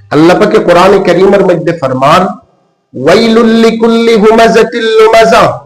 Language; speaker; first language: Urdu; non-native, local second language; Bangla